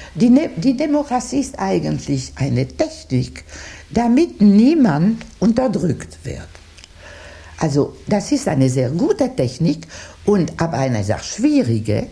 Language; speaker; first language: German; non-native, fluent; French